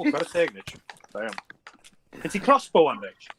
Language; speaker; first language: Welsh; native; Welsh